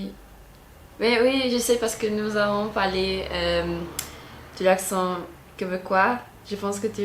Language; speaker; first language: French; non-native, learner; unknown